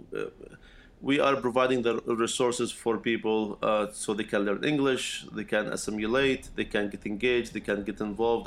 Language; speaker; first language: English; non-native, fluent; Arabic